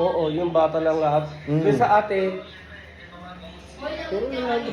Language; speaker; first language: Filipino; non-native, learner; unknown